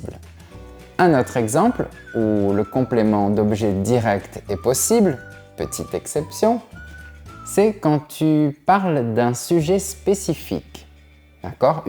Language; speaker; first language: French; native; French